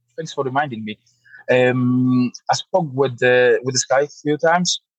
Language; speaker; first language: English; non-native, fluent; Polish